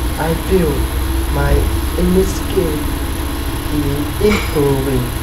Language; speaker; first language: English; non-native, learner; Vietnamese